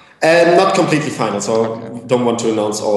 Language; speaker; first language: English; non-native, fluent; German